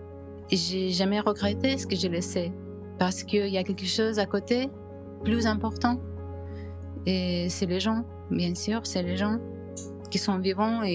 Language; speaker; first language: French; non-native, fluent; Ukrainian